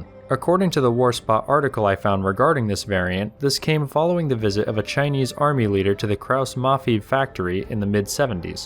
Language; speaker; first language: English; native; English